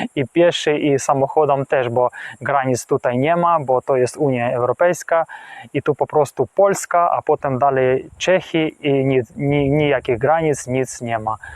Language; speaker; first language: Polish; non-native, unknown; Ukrainian